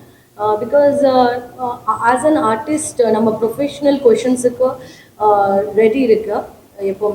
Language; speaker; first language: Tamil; non-native, learner; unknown